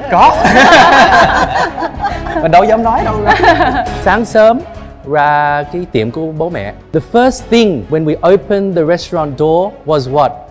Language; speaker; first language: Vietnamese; early bilingual, heritage; Vietnamese